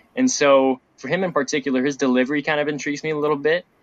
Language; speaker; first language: English; native; English